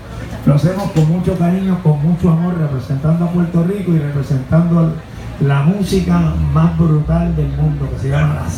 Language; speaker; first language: Spanish; native; Spanish